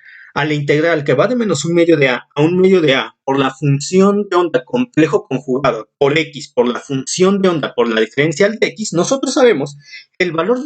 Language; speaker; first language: Spanish; native; Spanish